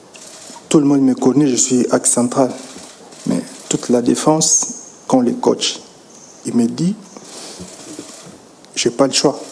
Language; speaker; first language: French; non-native, local second language; Lingala